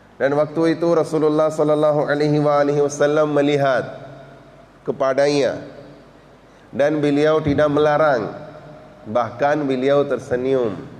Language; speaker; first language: Indonesian; non-native, learner; Urdu